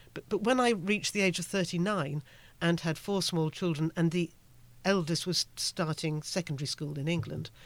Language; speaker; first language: English; native; English